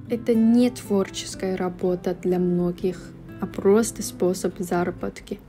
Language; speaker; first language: Russian; non-native, fluent; Chinese